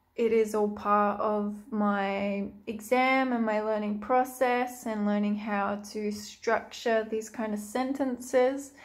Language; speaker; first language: English; native; English